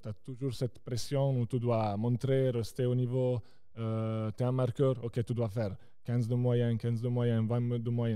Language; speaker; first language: French; non-native, local second language; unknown